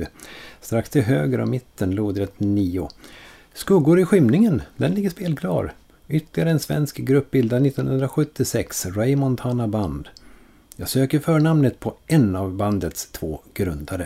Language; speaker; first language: Swedish; native; Swedish